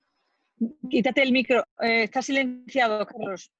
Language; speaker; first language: Spanish; native; Spanish